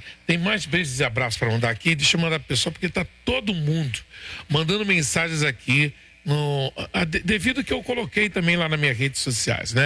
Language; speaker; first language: Portuguese; native; Portuguese